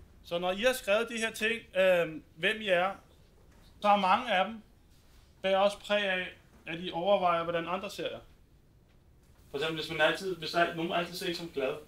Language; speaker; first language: Danish; native; Danish